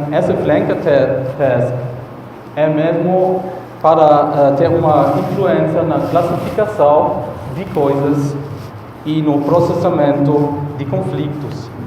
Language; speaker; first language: Portuguese; non-native, fluent; German